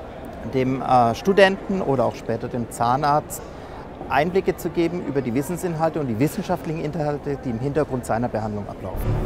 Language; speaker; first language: German; native; German